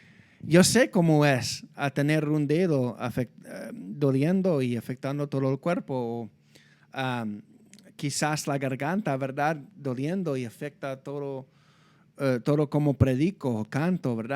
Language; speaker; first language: Spanish; non-native, fluent; English